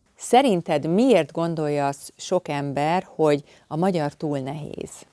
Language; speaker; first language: Hungarian; native; Hungarian